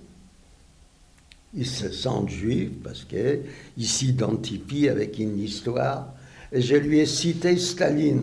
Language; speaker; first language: French; non-native, fluent; Yiddish